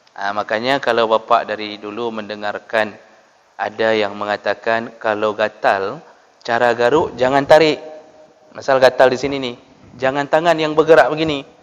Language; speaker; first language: Malay; non-native, local second language; Achinese